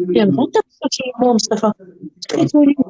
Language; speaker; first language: French; non-native, local second language; Arabic